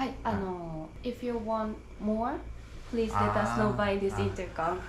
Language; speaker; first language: English; non-native, learner; Korean